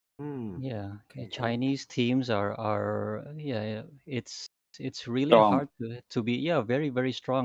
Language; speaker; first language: English; non-native, fluent; Indonesian